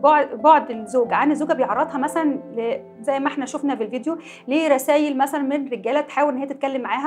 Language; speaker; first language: Arabic; native; Arabic